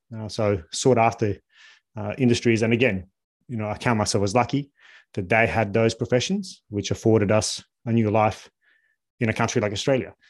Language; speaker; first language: English; early bilingual, other home language; Bosnian